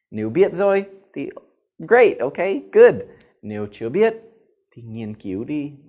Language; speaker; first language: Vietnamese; non-native, fluent; English